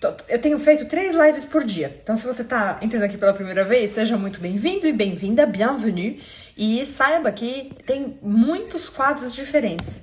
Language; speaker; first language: Portuguese; native; Portuguese